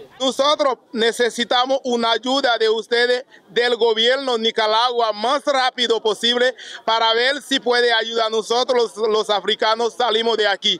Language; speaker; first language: Spanish; non-native, learner; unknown